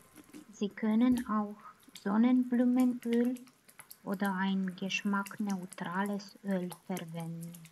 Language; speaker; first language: German; non-native, fluent; Romanian